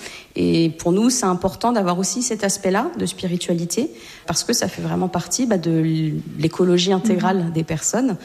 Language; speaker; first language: French; native; French